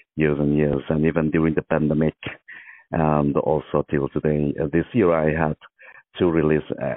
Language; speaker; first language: English; non-native, local second language; Mizo